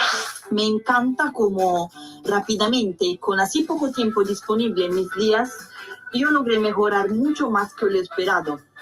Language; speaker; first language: Spanish; non-native, learner; Italian